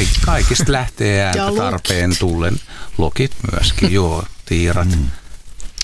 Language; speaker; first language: Finnish; native; Finnish